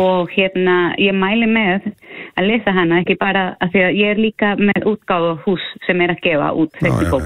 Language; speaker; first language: Icelandic; non-native, fluent; Spanish